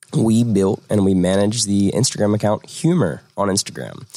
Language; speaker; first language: English; native; English